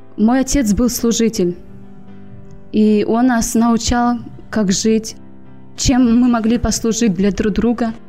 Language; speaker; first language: Russian; native; Russian